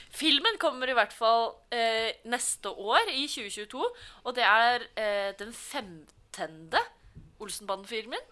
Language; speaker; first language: Norwegian; native; Norwegian